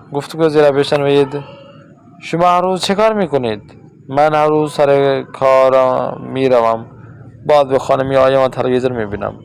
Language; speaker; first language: Persian; non-native, fluent; Urdu